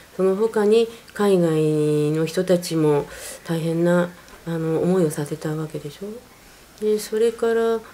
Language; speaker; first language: Japanese; native; Japanese